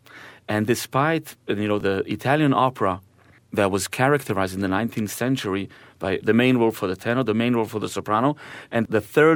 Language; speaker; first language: English; non-native, fluent; Hebrew